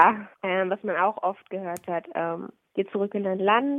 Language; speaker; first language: German; early bilingual, other home language; Somali